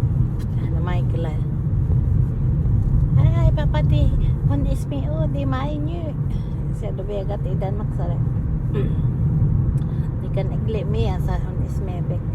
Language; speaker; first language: Danish; non-native, learner; Filipino